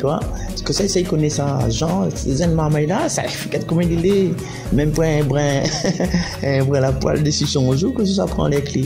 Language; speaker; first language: French; non-native, learner; Réunion Creole French